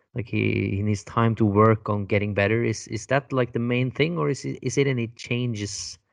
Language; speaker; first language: English; non-native, fluent; Norwegian